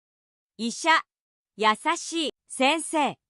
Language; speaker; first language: Japanese; non-native, learner; English